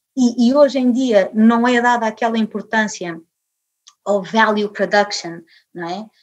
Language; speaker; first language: Portuguese; early bilingual, other home language; English